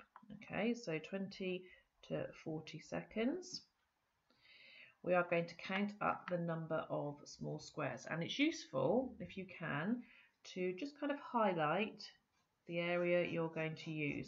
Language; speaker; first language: English; native; English